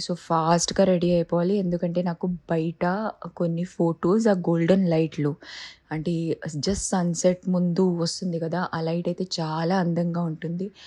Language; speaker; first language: Telugu; non-native, fluent; Marathi